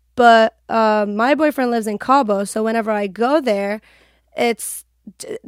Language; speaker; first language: English; non-native, fluent; Persian